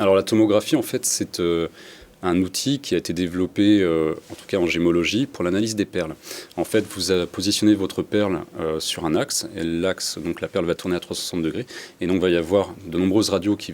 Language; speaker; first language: French; native; French